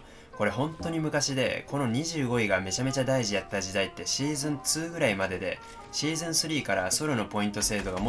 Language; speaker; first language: Japanese; native; Japanese